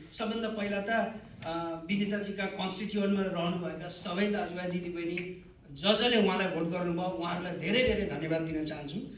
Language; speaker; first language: Nepali; native; Nepali